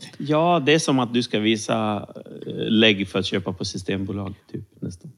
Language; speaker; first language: Swedish; early bilingual, other home language; Romany